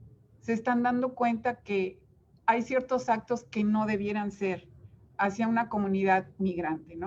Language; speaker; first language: Spanish; native; Spanish